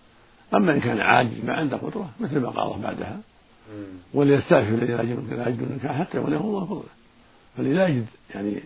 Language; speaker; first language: Arabic; native; Arabic